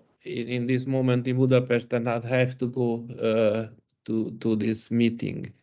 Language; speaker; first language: English; non-native, learner; Hungarian